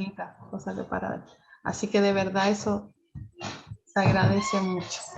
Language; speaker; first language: Spanish; native; Spanish